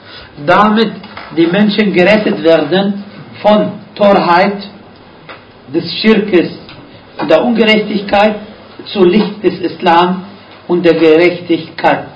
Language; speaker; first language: German; non-native, fluent; Arabic